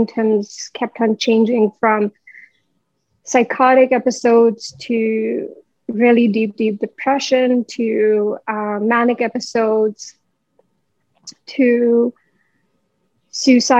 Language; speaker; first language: English; non-native, local second language; Hindi